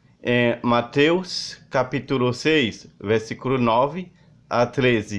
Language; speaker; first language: Portuguese; non-native, learner; Haitian Creole